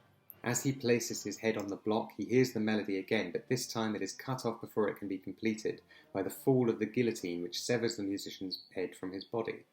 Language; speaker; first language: English; native; English